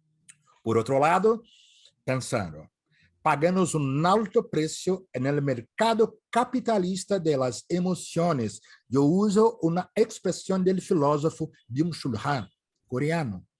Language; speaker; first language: Portuguese; native; Portuguese